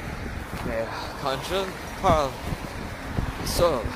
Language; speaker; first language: French; non-native, learner; English